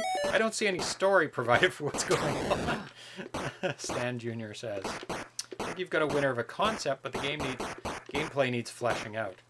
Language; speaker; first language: English; native; English